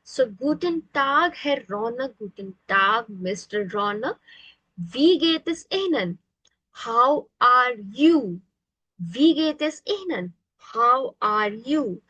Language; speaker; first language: German; non-native, fluent; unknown